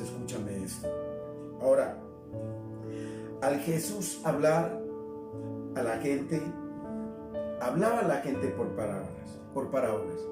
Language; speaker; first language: Spanish; native; Spanish